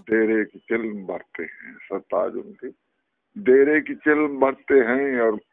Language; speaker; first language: Urdu; native; Urdu